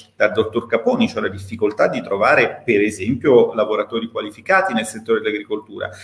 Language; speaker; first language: Italian; native; Italian